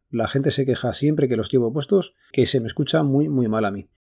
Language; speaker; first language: Spanish; native; Spanish